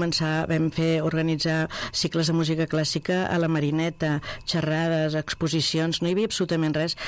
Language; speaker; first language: Catalan; non-native, local second language; Spanish